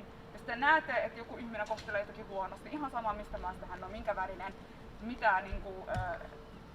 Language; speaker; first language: Finnish; early bilingual, other home language; Somali